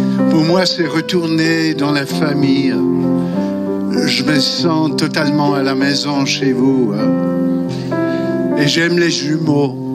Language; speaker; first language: French; non-native, local second language; German